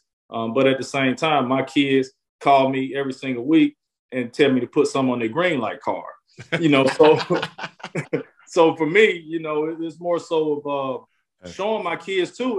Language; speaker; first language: English; native; English